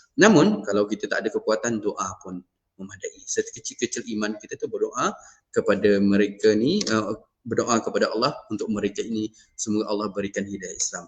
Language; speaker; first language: Malay; non-native, local second language; Iban